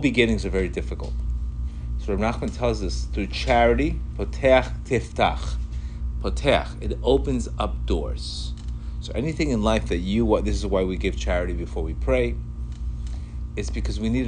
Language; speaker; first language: English; non-native, fluent; Spanish